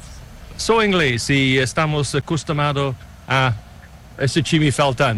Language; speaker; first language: Portuguese; non-native, learner; English